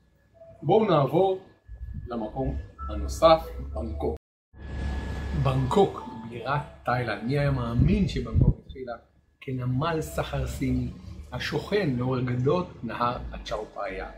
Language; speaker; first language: Hebrew; native; Hebrew